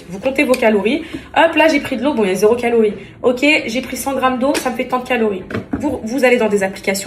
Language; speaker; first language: French; native; French